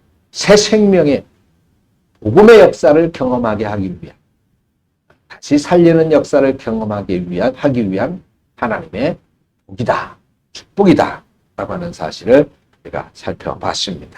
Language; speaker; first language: Korean; native; Korean